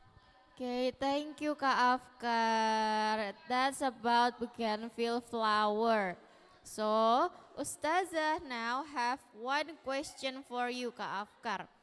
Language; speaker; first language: English; non-native, learner; Indonesian